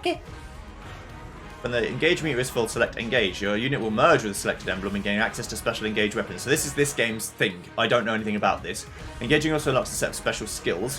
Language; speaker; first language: English; native; English